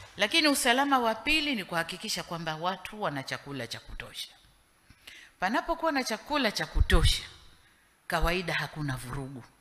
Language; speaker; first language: Swahili; native; Swahili